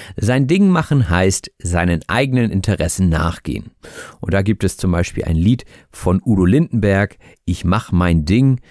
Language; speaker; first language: German; native; German